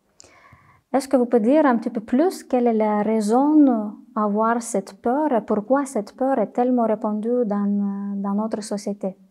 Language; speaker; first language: French; non-native, fluent; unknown